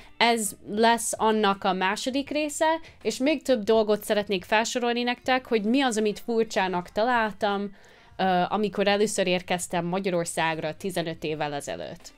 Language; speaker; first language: Hungarian; non-native, fluent; English